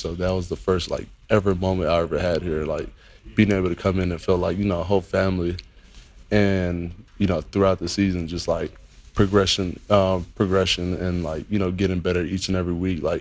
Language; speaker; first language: English; native; English